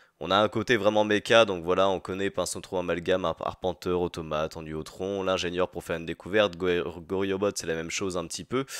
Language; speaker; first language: French; native; French